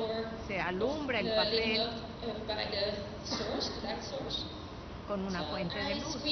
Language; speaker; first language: Spanish; non-native, fluent; Dutch